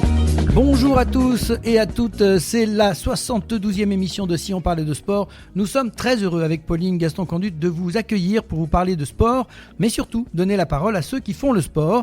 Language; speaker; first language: French; native; French